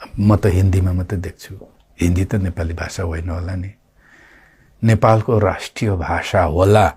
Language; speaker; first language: Nepali; non-native, local second language; Limbu